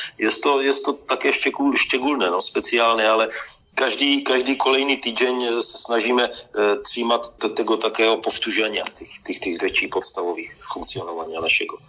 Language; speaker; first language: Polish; non-native, learner; Czech